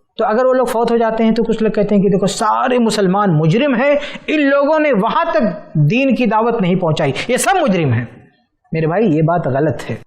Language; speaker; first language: Urdu; native; Urdu